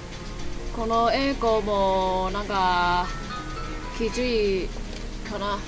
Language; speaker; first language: Japanese; non-native, learner; Chinese